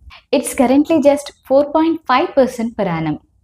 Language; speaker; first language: English; non-native, local second language; Telugu